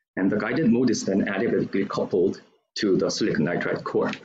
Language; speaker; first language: English; non-native, fluent; Korean